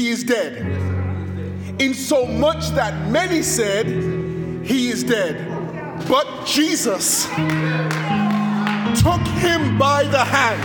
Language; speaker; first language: English; native; English